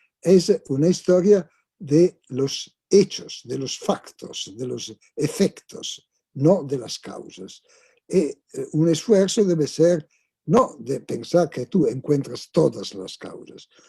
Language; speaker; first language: Spanish; non-native, fluent; Italian